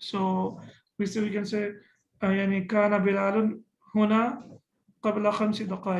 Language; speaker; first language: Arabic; non-native, fluent; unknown